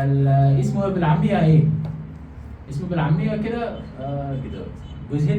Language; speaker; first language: Arabic; non-native, fluent; Indonesian